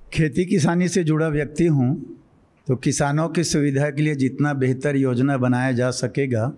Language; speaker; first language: Hindi; native; Hindi